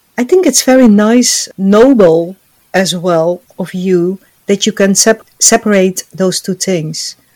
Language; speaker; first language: English; non-native, fluent; Dutch